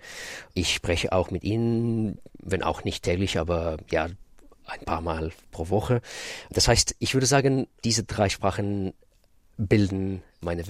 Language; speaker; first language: German; non-native, fluent; Russian